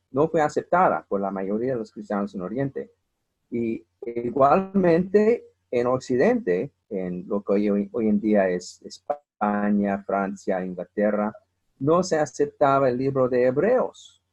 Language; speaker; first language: Spanish; non-native, fluent; English